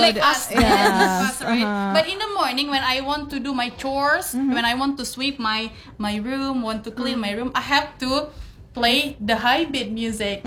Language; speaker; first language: English; non-native, fluent; Indonesian